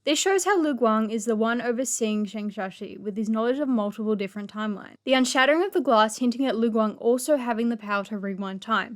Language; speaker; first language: English; native; English